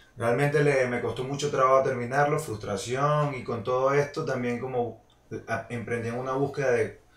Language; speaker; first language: Spanish; native; Spanish